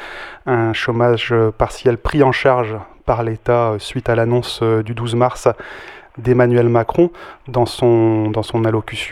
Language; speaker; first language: French; native; French